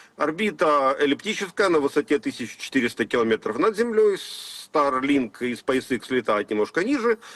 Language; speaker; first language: Russian; native; Russian